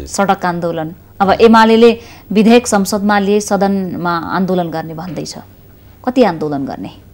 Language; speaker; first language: Nepali; native; Nepali